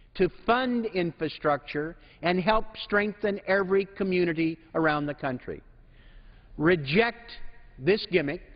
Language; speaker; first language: English; native; English